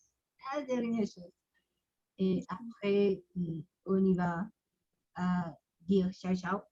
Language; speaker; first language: French; non-native, learner; Spanish